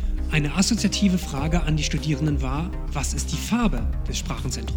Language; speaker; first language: German; native; German